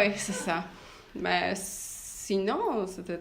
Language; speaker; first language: French; non-native, fluent; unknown